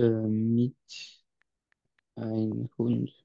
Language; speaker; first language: German; non-native, learner; French